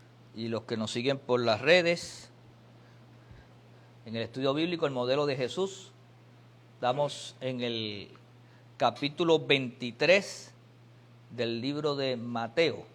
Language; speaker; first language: Spanish; native; Spanish